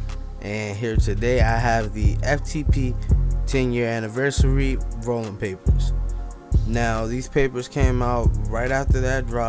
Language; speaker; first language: English; native; English